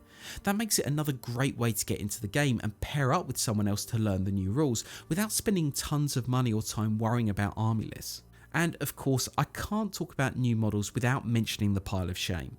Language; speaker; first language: English; native; English